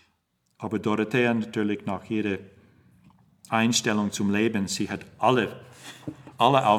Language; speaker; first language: German; non-native, fluent; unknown